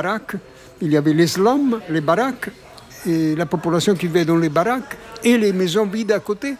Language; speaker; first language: French; non-native, fluent; Italian